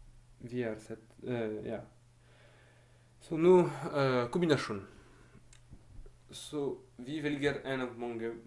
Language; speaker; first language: Norwegian; non-native, learner; French